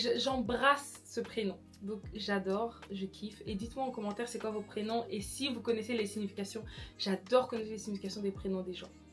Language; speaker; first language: French; native; French